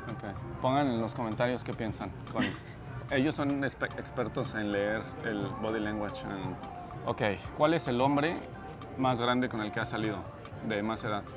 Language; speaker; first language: Spanish; native; Spanish